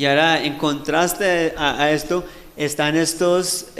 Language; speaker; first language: Spanish; native; Spanish